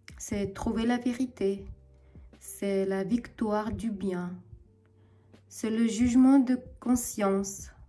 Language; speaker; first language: French; non-native, fluent; Ukrainian